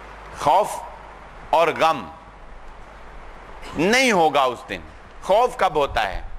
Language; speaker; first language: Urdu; non-native, local second language; Punjabi